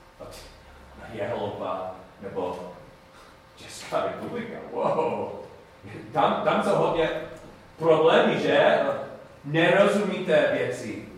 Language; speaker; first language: Czech; non-native, learner; English